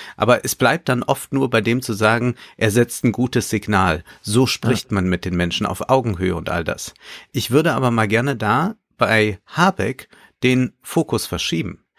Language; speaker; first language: German; native; German